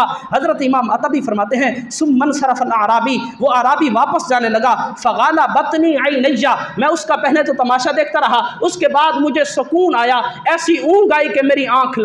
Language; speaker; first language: Urdu; native; Urdu